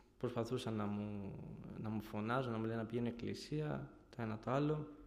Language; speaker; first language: Greek; early bilingual, other home language; Bulgarian